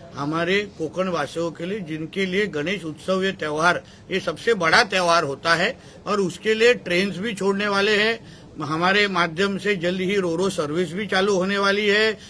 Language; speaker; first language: Hindi; non-native, local second language; Marathi